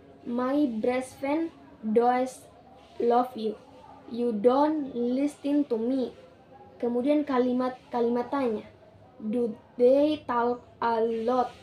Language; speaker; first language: English; non-native, learner; Indonesian